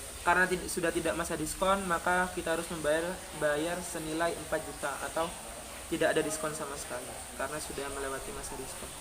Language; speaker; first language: Indonesian; native; Indonesian